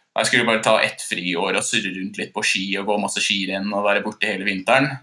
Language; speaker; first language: Norwegian; non-native, fluent; English